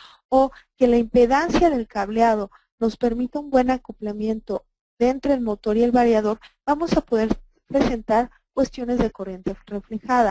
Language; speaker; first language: Spanish; native; Spanish